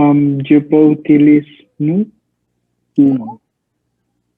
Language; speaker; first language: French; non-native, learner; Indonesian